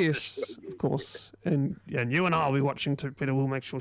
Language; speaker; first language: English; native; English